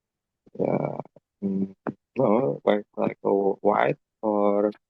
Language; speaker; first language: English; non-native, learner; Indonesian